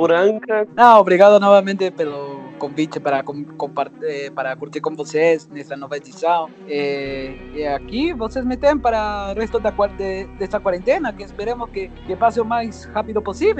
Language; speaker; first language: Portuguese; non-native, fluent; Spanish